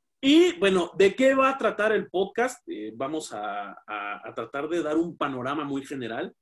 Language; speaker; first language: Spanish; native; Spanish